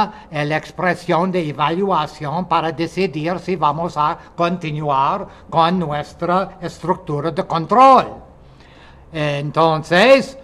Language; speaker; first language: Spanish; non-native, fluent; English